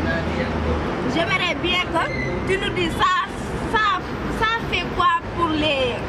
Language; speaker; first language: French; non-native, learner; Wolof